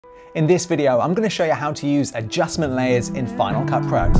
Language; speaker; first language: English; native; English